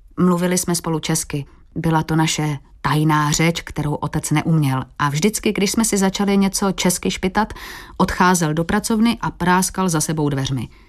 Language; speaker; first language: Czech; early bilingual, heritage; Portuguese